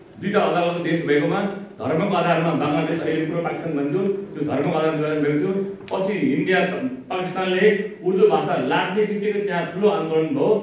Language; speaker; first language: Nepali; non-native, local second language; Eastern Tamang